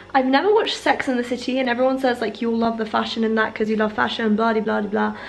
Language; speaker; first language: English; native; English